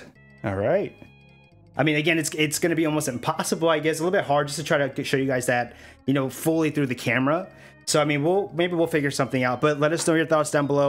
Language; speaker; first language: English; native; English